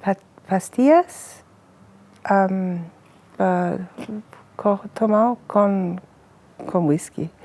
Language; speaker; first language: Spanish; non-native, fluent; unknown